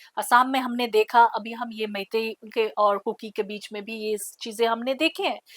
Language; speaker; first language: Hindi; non-native, local second language; Assamese